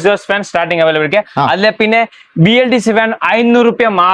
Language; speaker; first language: Malayalam; non-native, learner; Tamil